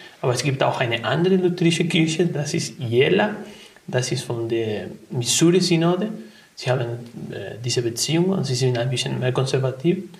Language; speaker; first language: German; non-native, learner; Spanish